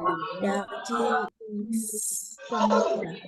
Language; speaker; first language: Korean; non-native, learner; Indonesian